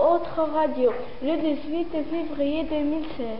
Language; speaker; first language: French; non-native, learner; Arabic